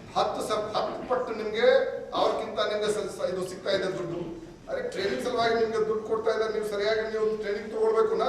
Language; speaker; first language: Kannada; non-native, fluent; Hindi